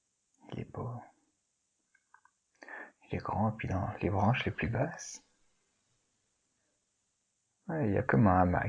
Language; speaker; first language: French; native; French